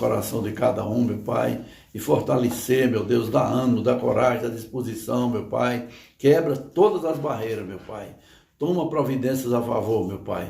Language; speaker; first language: Portuguese; native; Portuguese